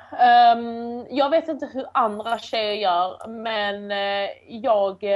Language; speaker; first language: Swedish; early bilingual, other home language; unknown